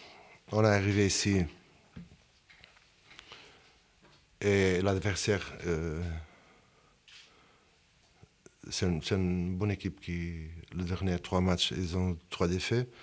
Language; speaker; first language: French; non-native, fluent; Portuguese